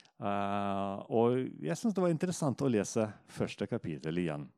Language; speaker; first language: Norwegian; non-native, fluent; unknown